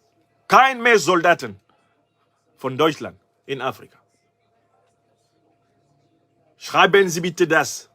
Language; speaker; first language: German; non-native, learner; French